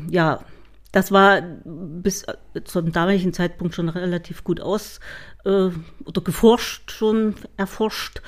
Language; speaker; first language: German; native; German